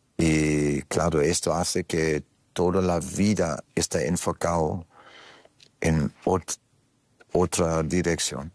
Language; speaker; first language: Spanish; non-native, fluent; German